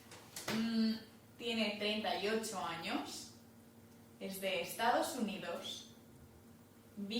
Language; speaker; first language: Spanish; non-native, learner; English